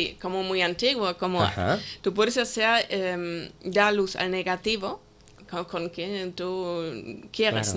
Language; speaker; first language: Spanish; non-native, fluent; German